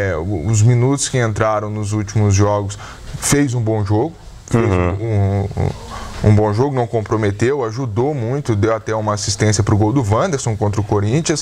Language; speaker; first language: Portuguese; native; Portuguese